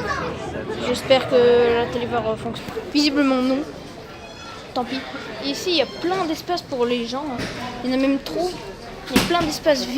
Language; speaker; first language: French; native; French